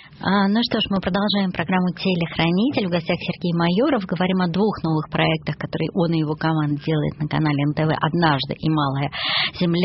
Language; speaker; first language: Russian; native; Russian